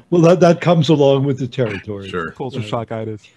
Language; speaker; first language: English; native; English